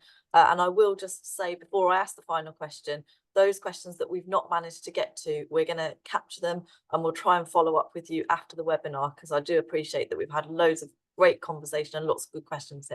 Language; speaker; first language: English; native; English